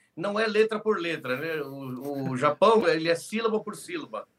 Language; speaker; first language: Portuguese; early bilingual, other home language; Spanish